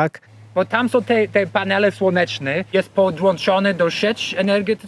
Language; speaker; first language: Polish; non-native, learner; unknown